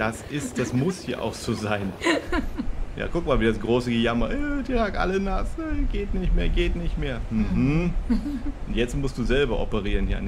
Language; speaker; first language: German; native; German